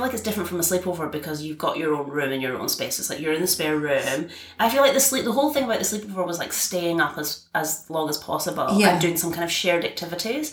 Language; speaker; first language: English; native; English